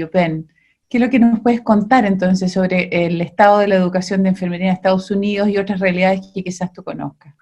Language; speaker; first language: Spanish; native; Spanish